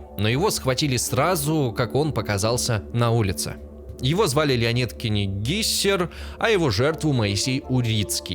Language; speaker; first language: Russian; native; Russian